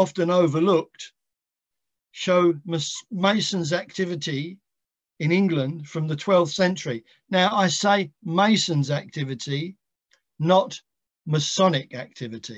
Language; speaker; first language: English; native; English